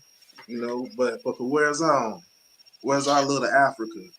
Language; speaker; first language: English; native; English